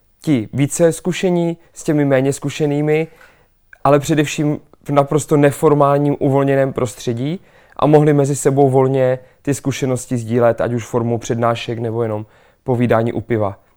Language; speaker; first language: Czech; native; Czech